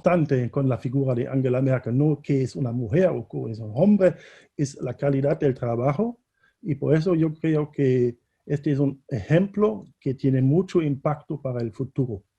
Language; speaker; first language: Spanish; non-native, fluent; German